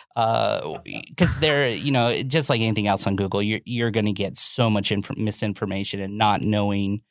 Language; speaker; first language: English; native; English